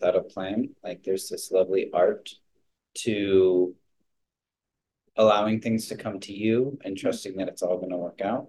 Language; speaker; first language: English; native; English